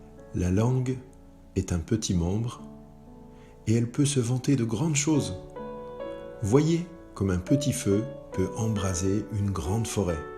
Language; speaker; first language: French; native; French